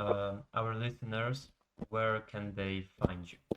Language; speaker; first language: English; non-native, fluent; Polish